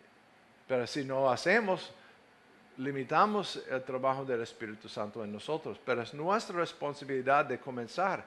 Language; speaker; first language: Spanish; non-native, fluent; English